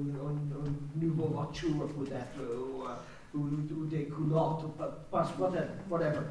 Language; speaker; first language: French; non-native, learner; English